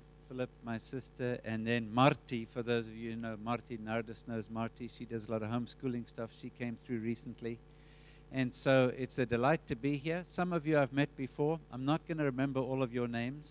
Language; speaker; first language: English; native; English